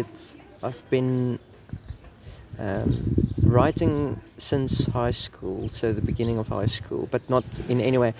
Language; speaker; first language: English; non-native, local second language; Afrikaans